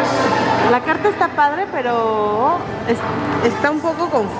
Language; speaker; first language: Spanish; native; Spanish